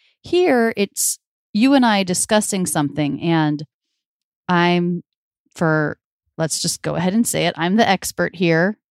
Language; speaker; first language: English; native; English